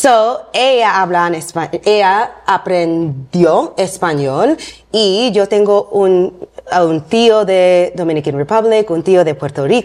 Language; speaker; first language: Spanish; non-native, learner; English